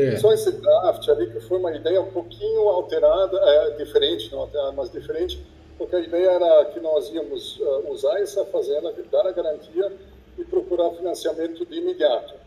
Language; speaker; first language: Portuguese; non-native, fluent; German